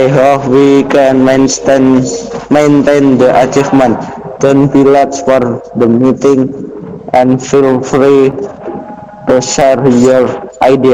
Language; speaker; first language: English; non-native, learner; Indonesian